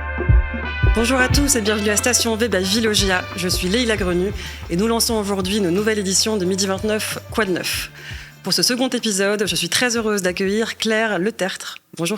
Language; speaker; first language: French; native; French